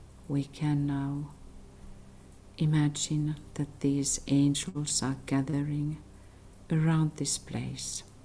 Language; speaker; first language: English; non-native, fluent; Finnish